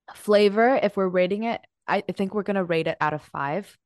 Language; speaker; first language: English; non-native, local second language; Cantonese